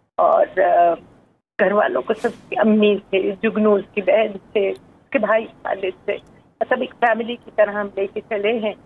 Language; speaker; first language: Urdu; non-native, local second language; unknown